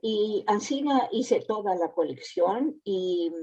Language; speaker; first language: Spanish; early bilingual, heritage; Spanish